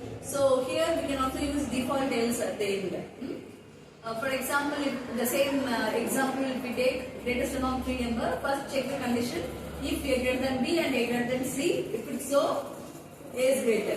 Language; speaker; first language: English; non-native, local second language; Tamil